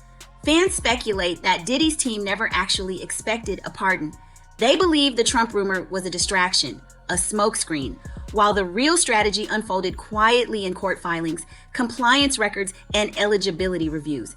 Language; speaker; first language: English; native; English